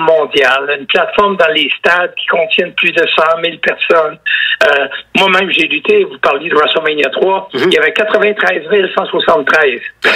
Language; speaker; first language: French; native; French